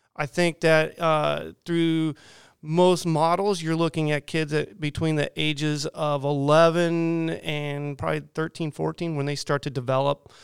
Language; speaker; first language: English; native; English